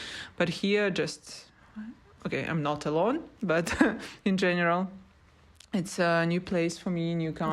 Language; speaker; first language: English; non-native, learner; Russian